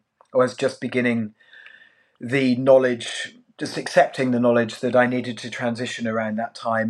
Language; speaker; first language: English; native; English